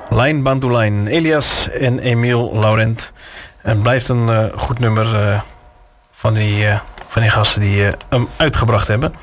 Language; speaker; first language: Dutch; native; Dutch